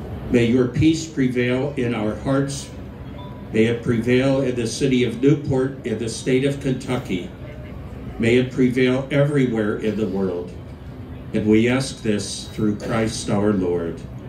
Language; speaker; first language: English; native; English